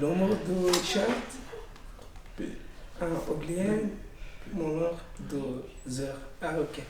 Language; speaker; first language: French; non-native, learner; Pashto